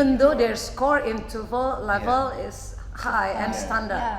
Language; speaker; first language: English; non-native, fluent; Indonesian